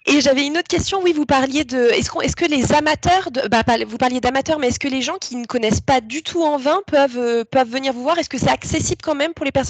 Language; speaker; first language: French; native; French